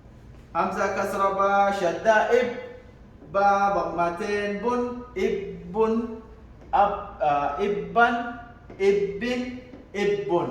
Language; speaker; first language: Arabic; non-native, local second language; Somali